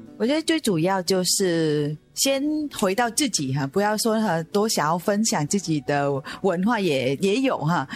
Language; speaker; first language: Chinese; non-native, fluent; Vietnamese